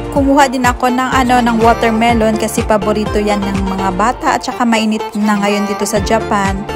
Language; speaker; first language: Filipino; native; Filipino